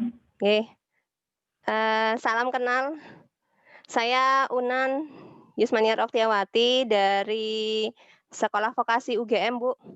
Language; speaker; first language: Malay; non-native, local second language; Javanese